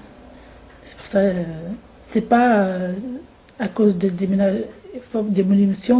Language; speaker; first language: French; non-native, local second language; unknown